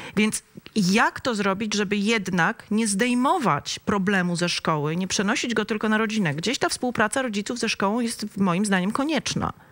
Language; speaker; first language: Polish; native; Polish